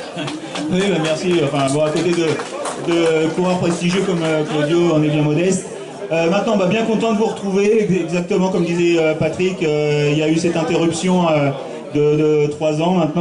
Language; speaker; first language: French; native; French